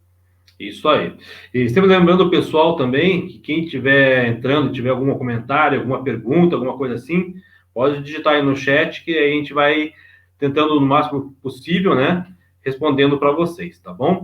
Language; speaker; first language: Portuguese; native; Portuguese